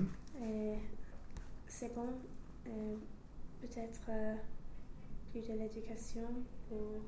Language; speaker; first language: French; non-native, learner; English